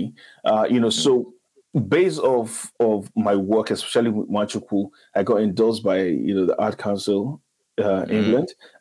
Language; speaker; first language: English; non-native, local second language; Igbo